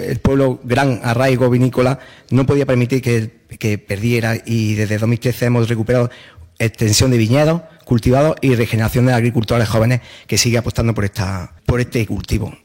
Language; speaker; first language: Spanish; native; Spanish